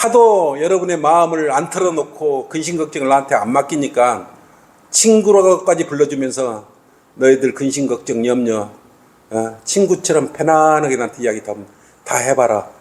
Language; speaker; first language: Korean; native; Korean